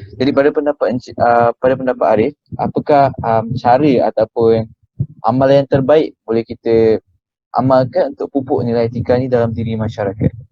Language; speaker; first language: Malay; native; Malay